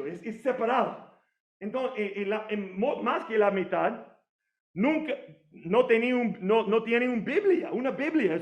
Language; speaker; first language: Spanish; non-native, fluent; English